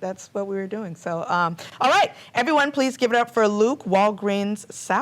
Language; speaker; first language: English; native; English